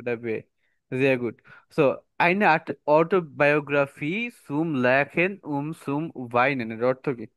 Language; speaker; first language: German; non-native, learner; Bangla